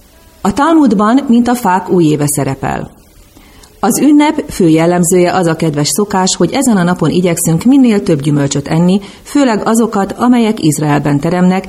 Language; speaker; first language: Hungarian; native; Hungarian